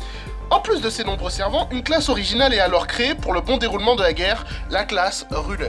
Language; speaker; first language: French; native; French